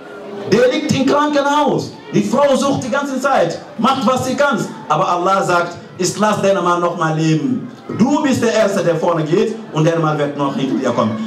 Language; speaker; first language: German; non-native, learner; Fula